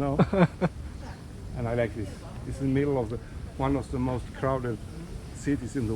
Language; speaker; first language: English; non-native, learner; Swedish